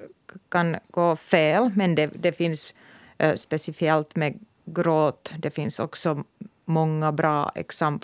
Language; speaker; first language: Swedish; non-native, local second language; Finnish